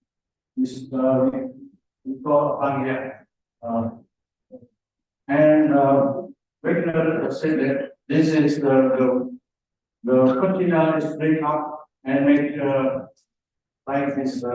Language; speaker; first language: English; non-native, learner; Indonesian